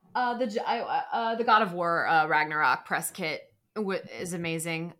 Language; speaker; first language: English; native; English